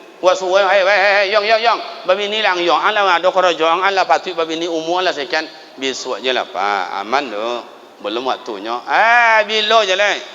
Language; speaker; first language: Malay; non-native, local second language; Minangkabau